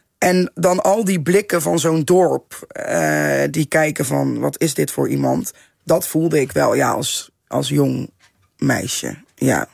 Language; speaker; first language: Dutch; native; Dutch